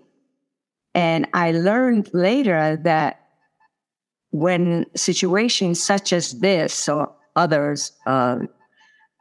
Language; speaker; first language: English; non-native, fluent; Italian